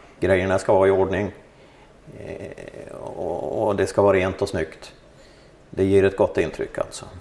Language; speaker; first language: Swedish; native; Swedish